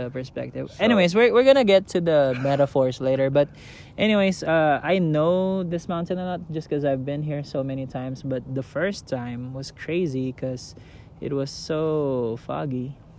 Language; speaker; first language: English; non-native, local second language; Filipino